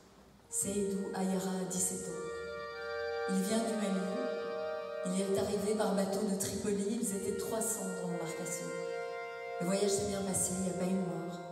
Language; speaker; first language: French; native; French